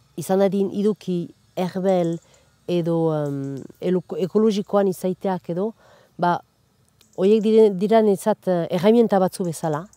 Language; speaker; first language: Basque; native; Basque